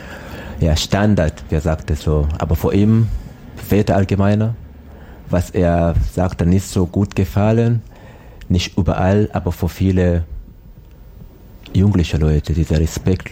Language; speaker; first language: German; non-native, learner; Swahili